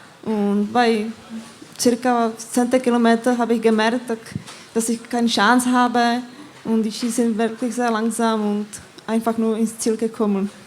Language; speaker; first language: German; non-native, fluent; Czech